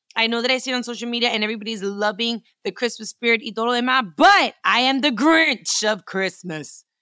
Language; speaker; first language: English; early bilingual, other home language; Spanish